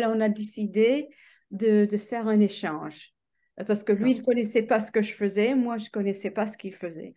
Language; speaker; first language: French; non-native, fluent; English